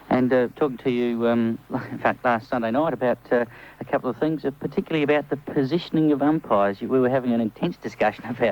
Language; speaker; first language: English; native; English